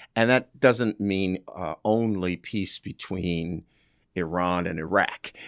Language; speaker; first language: English; native; English